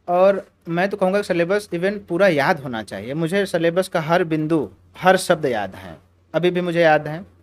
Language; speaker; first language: Hindi; native; Hindi